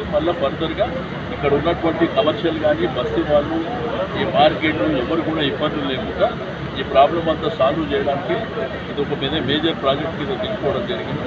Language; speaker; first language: Telugu; native; Telugu